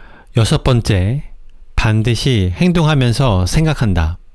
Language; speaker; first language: Korean; native; Korean